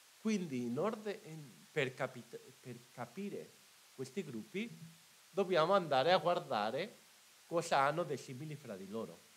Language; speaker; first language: Italian; non-native, fluent; Spanish